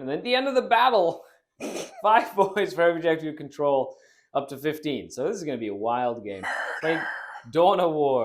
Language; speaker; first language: English; native; English